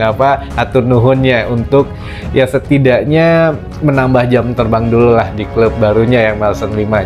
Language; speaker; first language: Indonesian; native; Indonesian